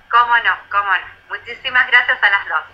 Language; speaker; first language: Spanish; native; Spanish